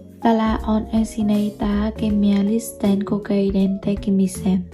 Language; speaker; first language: Finnish; non-native, learner; Vietnamese